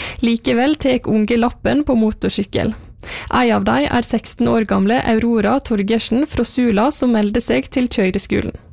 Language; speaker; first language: Norwegian; native; Norwegian